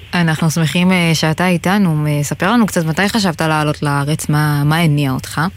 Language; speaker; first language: Hebrew; native; Hebrew